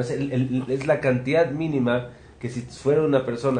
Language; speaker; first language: Spanish; native; Spanish